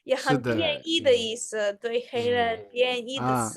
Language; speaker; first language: Chinese; non-native, fluent; Russian